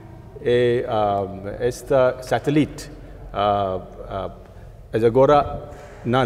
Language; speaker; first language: Portuguese; non-native, fluent; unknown